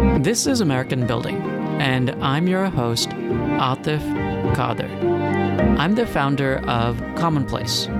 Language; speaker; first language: English; native; English